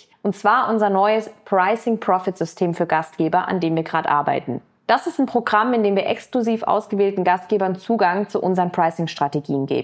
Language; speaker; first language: German; native; German